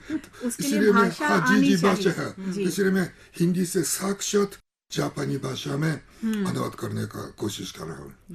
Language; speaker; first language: Hindi; non-native, fluent; Japanese